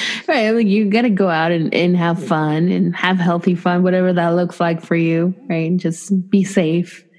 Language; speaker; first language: English; non-native, fluent; Spanish